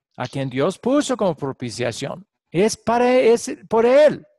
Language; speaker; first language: Spanish; non-native, fluent; English